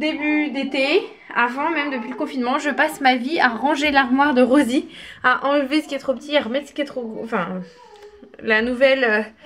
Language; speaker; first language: French; native; French